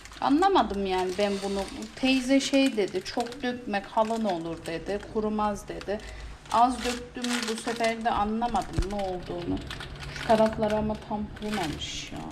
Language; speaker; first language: Turkish; native; Turkish